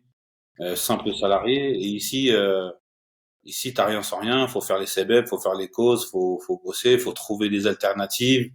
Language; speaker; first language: French; early bilingual, other home language; Turkish